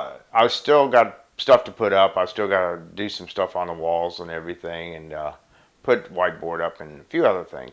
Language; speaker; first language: English; native; English